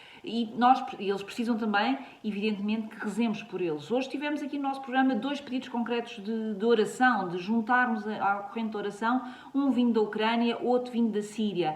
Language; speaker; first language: Portuguese; native; Portuguese